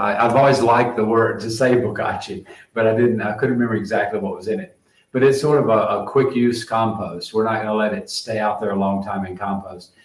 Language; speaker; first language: English; native; English